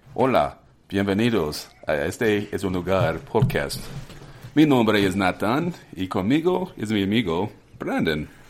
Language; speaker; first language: Spanish; non-native, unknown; English